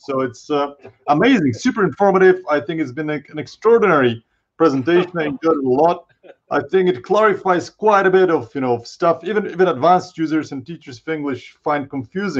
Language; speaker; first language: English; non-native, fluent; Polish